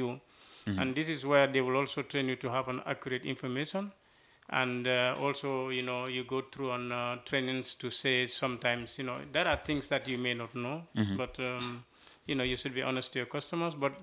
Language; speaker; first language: English; non-native, local second language; Mandingo